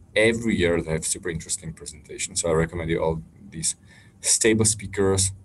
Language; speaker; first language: English; non-native, fluent; Slovak